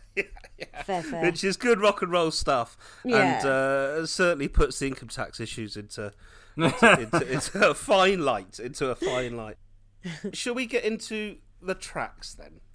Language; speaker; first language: English; early bilingual, other home language; Hindi